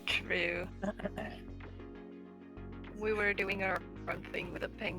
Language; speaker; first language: English; native; English